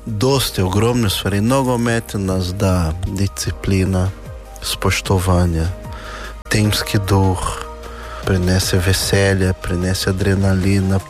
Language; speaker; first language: Slovenian; non-native, learner; Portuguese